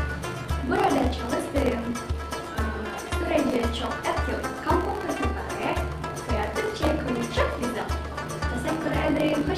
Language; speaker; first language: Turkish; non-native, learner; Indonesian